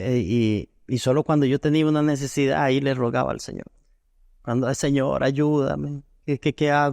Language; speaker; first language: Spanish; native; Spanish